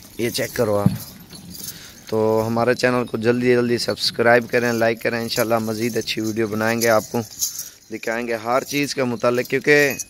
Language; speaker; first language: Urdu; native; Urdu